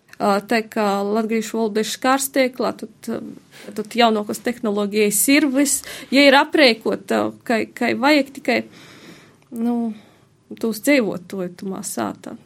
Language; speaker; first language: Latvian; native; Latvian